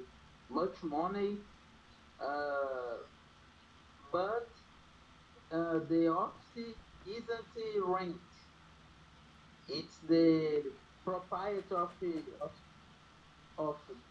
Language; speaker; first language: English; non-native, learner; Portuguese